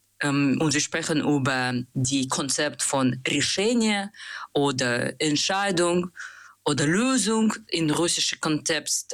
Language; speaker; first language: German; non-native, learner; Russian